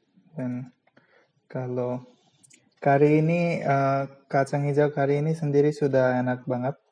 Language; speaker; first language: Indonesian; non-native, fluent; Bangla